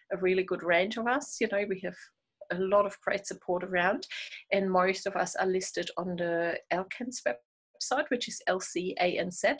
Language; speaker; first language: English; non-native, fluent; German